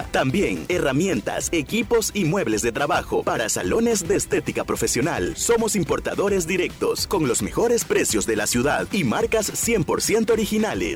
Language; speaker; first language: Spanish; native; Spanish